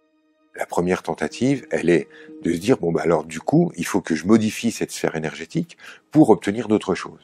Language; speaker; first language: French; native; French